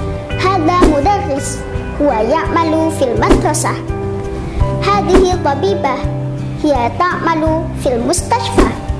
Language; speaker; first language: Arabic; non-native, learner; Indonesian